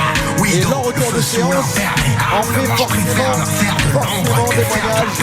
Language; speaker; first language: French; native; French